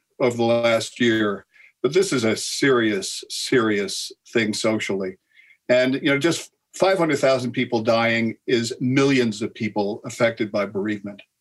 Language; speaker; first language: English; native; English